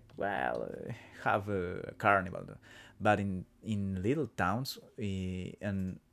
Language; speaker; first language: English; non-native, learner; Spanish